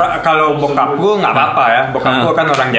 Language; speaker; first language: Indonesian; early bilingual, heritage; German